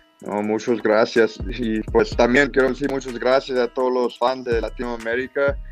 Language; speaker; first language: Spanish; early bilingual, heritage; English